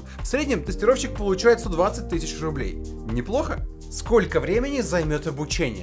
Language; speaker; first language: Russian; native; Russian